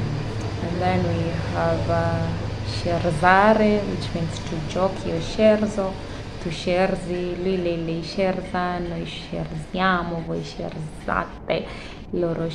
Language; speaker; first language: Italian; non-native, learner; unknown